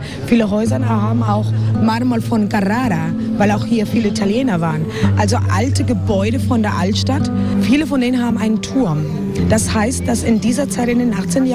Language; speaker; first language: German; non-native, fluent; Spanish